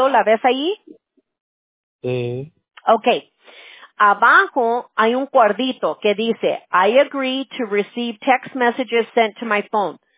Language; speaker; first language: Spanish; early bilingual, heritage; English